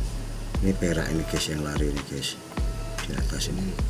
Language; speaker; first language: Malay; non-native, local second language; Javanese